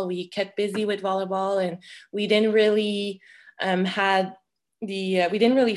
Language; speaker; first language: English; non-native, fluent; French